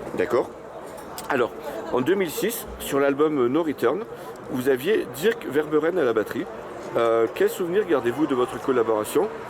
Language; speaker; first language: French; native; French